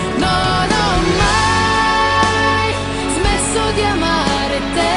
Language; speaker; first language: Italian; non-native, fluent; Russian